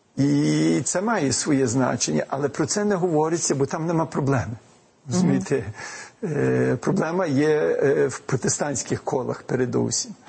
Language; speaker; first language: Ukrainian; early bilingual, heritage; Ukrainian